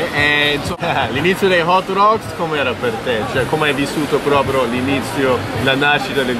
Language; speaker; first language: Italian; non-native, fluent; English